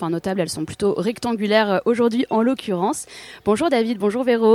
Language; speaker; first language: French; native; French